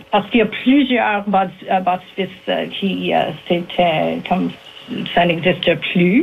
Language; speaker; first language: French; native; French